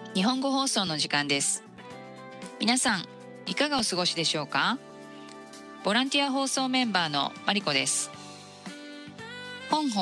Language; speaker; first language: Japanese; native; Japanese